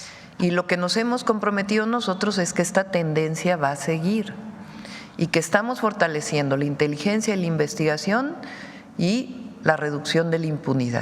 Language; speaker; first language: Spanish; native; Spanish